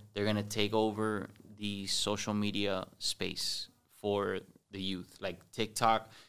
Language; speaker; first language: English; early bilingual, other home language; Spanish